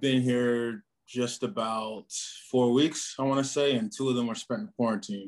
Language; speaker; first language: English; native; English